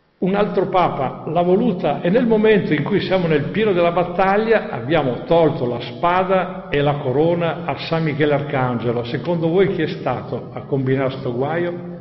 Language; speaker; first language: Italian; native; Italian